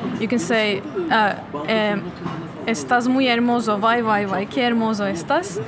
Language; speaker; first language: Spanish; non-native, fluent; Turkish